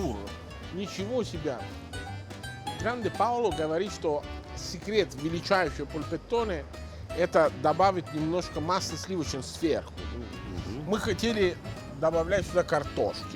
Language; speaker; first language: Russian; non-native, fluent; Italian